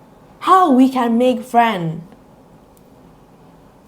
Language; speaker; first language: English; non-native, learner; Indonesian